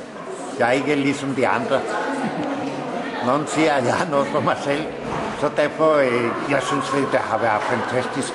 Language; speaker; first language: Danish; non-native, fluent; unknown